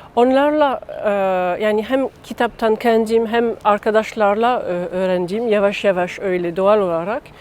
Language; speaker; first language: Turkish; non-native, learner; French